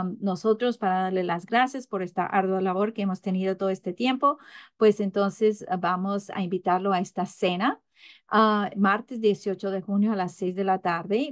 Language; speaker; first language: Spanish; early bilingual, heritage; English